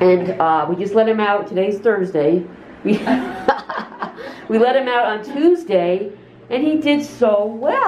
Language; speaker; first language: English; native; English